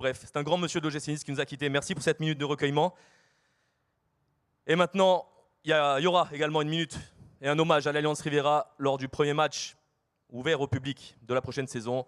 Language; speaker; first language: French; native; French